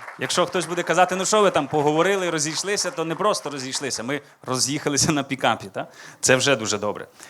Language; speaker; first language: Ukrainian; native; Ukrainian